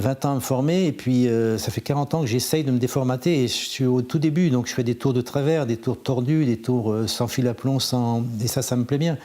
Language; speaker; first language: French; native; French